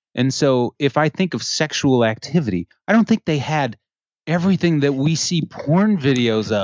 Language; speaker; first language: English; early bilingual, other home language; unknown